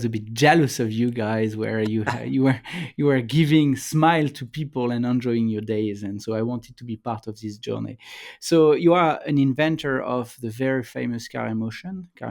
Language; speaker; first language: English; non-native, fluent; French